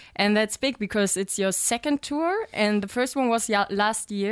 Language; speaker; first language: English; non-native, fluent; German